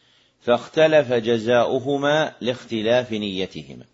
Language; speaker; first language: Arabic; native; Arabic